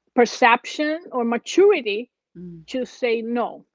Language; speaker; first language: English; non-native, fluent; Portuguese